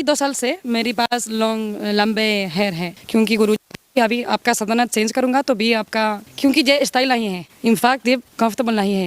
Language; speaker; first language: Hindi; non-native, learner; Spanish